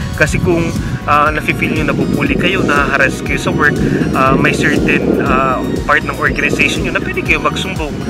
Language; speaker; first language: Filipino; non-native, local second language; Bikol